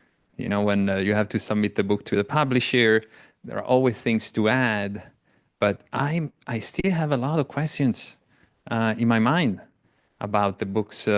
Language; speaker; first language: English; non-native, fluent; Italian